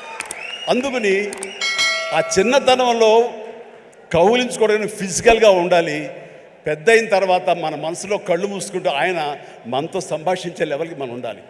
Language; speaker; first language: Telugu; native; Telugu